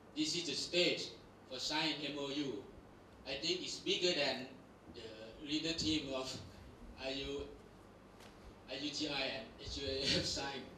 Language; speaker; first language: English; non-native, learner; Thai